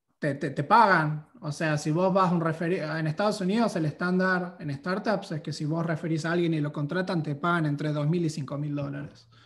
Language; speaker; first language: Spanish; native; Spanish